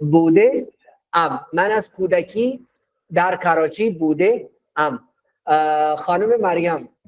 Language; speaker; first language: Persian; non-native, fluent; Urdu